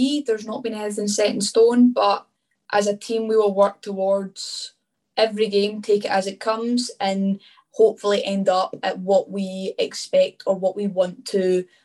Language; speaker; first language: English; native; English